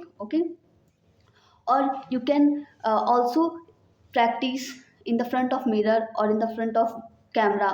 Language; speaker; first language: English; non-native, learner; Hindi